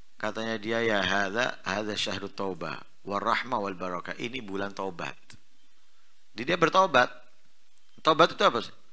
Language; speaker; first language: Indonesian; non-native, local second language; Javanese